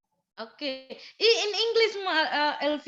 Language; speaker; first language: English; non-native, learner; Indonesian